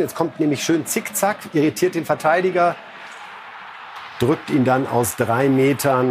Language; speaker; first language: German; native; German